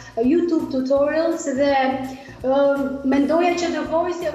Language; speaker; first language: Albanian; native; Albanian